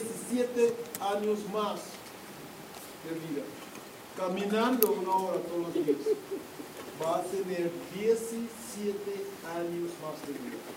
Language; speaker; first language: Spanish; non-native, fluent; English